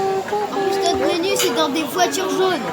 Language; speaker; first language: French; native; French